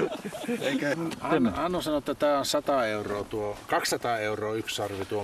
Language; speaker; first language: Finnish; native; Finnish